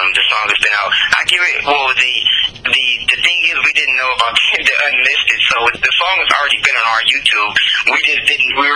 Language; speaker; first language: English; native; English